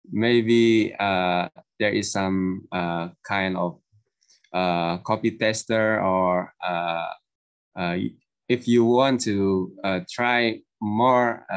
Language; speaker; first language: English; non-native, learner; Indonesian